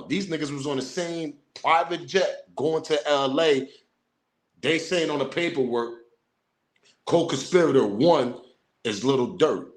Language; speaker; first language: English; native; English